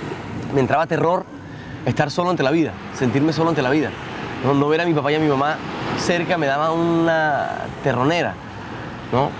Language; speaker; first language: Spanish; native; Spanish